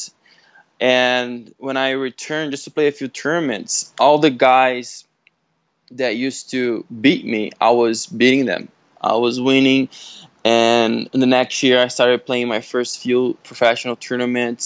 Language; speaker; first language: English; non-native, fluent; Portuguese